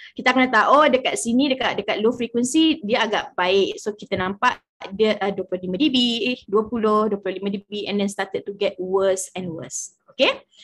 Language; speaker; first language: Malay; native; Malay